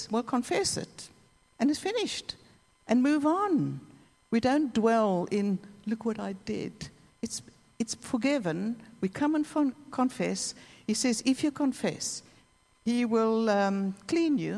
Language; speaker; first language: English; native; English